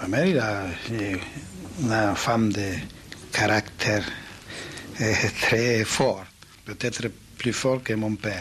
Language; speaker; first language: French; non-native, learner; Italian